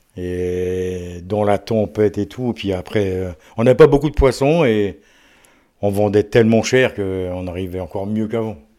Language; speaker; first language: French; native; French